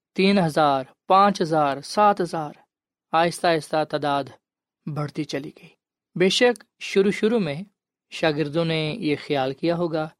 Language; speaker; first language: Urdu; non-native, local second language; Punjabi